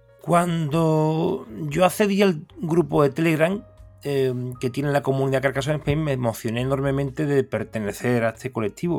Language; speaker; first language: Spanish; native; Spanish